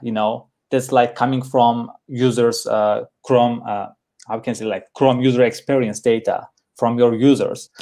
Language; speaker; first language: English; non-native, learner; Turkish